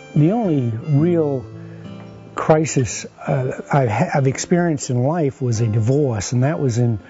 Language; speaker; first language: English; native; English